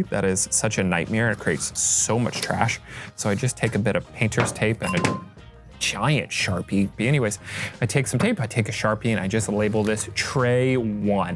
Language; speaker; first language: English; native; English